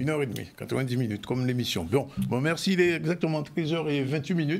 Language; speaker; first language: French; native; French